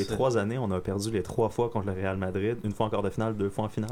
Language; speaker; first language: French; native; French